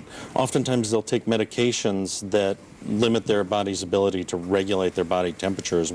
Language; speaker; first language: English; native; English